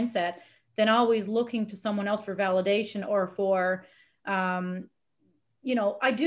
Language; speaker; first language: English; native; English